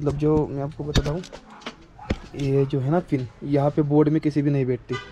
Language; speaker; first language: Hindi; non-native, local second language; Marathi